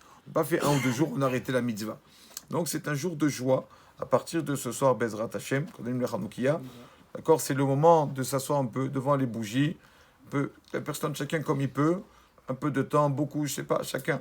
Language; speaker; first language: French; native; French